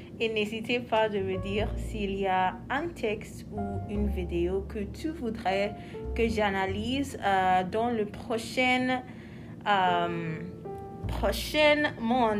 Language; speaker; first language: French; non-native, learner; English